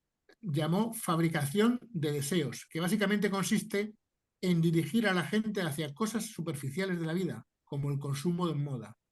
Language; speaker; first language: Spanish; native; Spanish